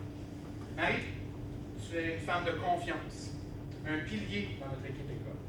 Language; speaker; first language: French; native; French